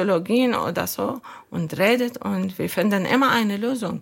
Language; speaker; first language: German; non-native, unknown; Arabic